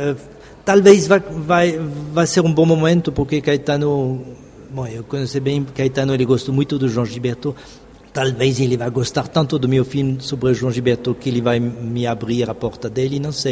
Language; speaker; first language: Portuguese; non-native, fluent; French